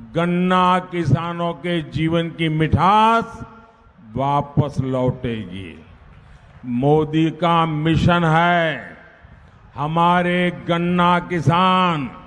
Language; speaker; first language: Hindi; non-native, local second language; Gujarati